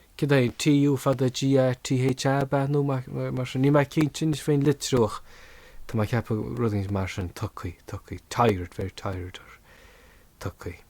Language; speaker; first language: Irish; native; Irish